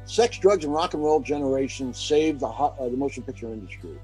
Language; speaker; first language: English; native; English